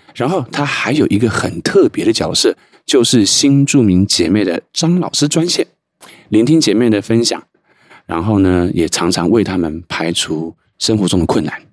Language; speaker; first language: Chinese; native; Chinese